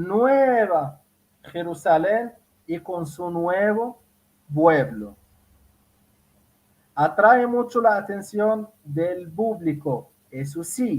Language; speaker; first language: Spanish; non-native, fluent; Arabic